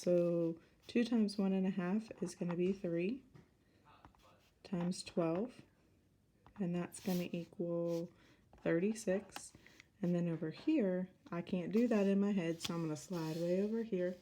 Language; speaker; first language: English; native; English